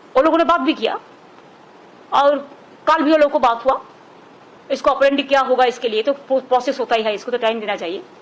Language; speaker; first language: Hindi; non-native, local second language; Bangla